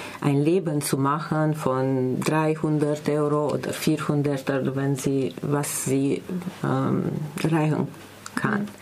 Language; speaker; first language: German; non-native, learner; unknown